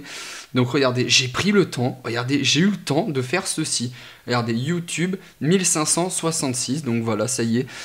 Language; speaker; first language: French; native; French